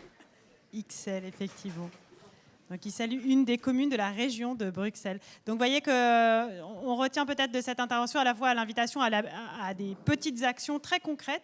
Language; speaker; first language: French; native; French